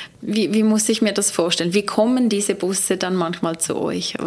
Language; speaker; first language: German; native; German